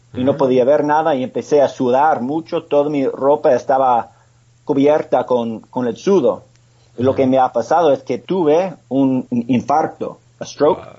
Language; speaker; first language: Spanish; non-native, fluent; English